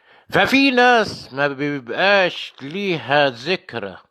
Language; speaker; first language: Arabic; native; Arabic